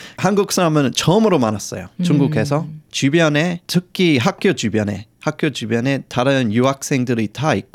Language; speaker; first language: Korean; non-native, fluent; English